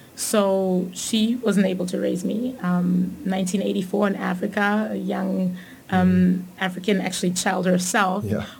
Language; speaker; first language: English; non-native, fluent; German